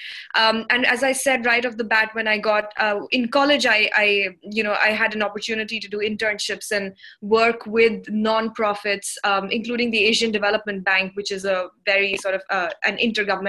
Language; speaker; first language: English; non-native, local second language; Hindi